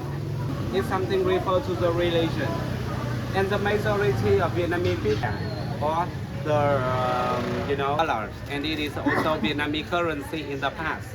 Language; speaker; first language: English; non-native, fluent; Vietnamese